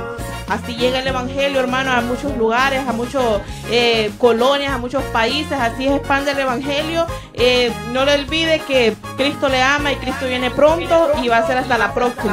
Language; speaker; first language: Spanish; native; Spanish